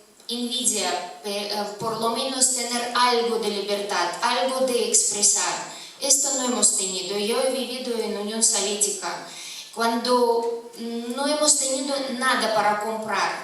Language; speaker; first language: Spanish; non-native, fluent; Russian